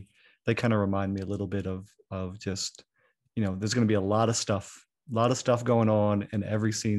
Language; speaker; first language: English; native; English